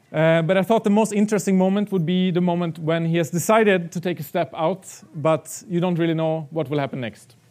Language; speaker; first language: English; non-native, fluent; Swedish